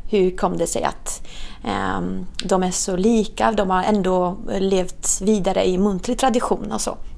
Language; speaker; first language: Swedish; non-native, fluent; Italian